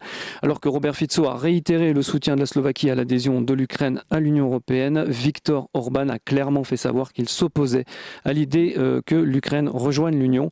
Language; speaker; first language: French; native; French